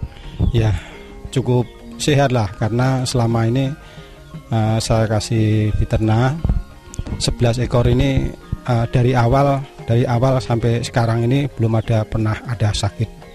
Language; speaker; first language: Indonesian; non-native, local second language; Javanese